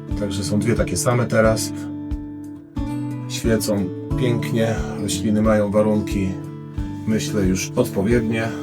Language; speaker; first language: Polish; native; Polish